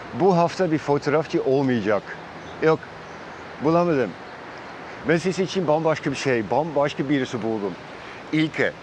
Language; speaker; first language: Turkish; non-native, fluent; Dutch